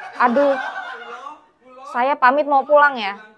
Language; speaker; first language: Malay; non-native, local second language; Javanese